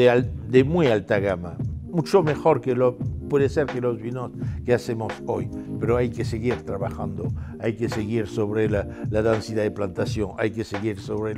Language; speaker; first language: Spanish; non-native, fluent; French